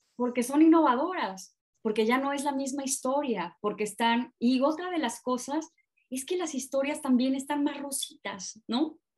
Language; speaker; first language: Spanish; native; Spanish